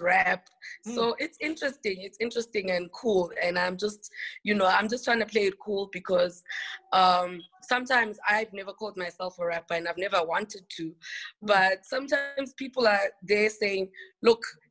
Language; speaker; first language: English; non-native, local second language; Xhosa